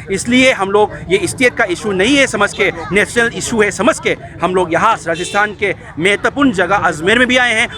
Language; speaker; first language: Hindi; non-native, local second language; Manipuri